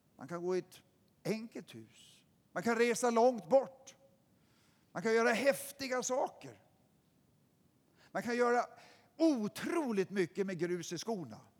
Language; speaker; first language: Swedish; native; Swedish